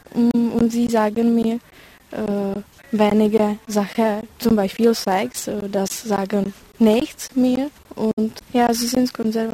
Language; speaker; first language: German; non-native, learner; Czech